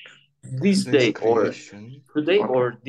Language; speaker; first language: English; non-native, fluent; Kyrgyz